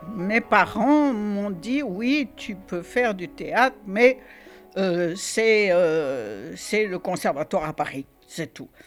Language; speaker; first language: French; native; French